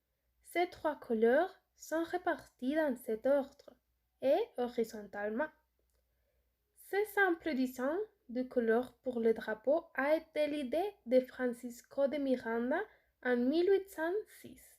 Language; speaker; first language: French; non-native, learner; Spanish